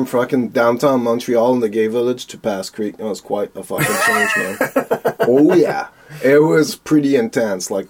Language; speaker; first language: English; native; English